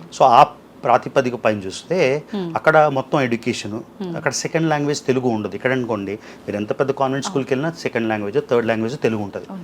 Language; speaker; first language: Telugu; native; Telugu